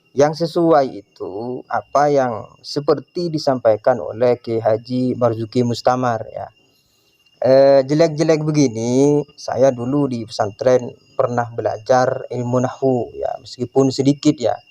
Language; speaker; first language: Indonesian; non-native, local second language; Madurese